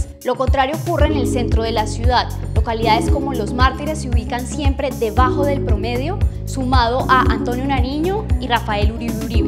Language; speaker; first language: Spanish; native; Spanish